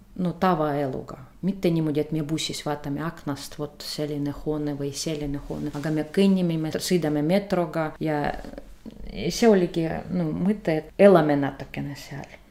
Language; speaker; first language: Estonian; non-native, learner; Russian